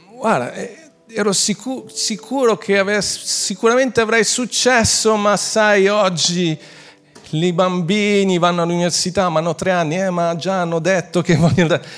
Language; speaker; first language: Italian; native; Italian